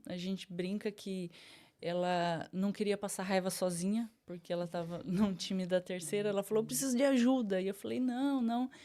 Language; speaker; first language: Portuguese; native; Portuguese